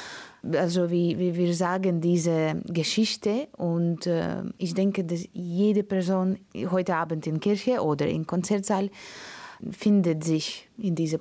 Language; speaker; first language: German; non-native, fluent; Russian